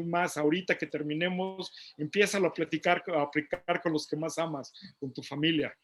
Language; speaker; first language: Spanish; native; Spanish